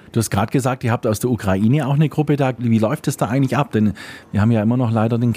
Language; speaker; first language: German; native; German